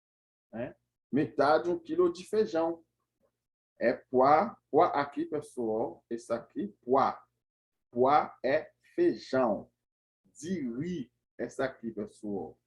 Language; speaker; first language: Portuguese; non-native, fluent; Haitian Creole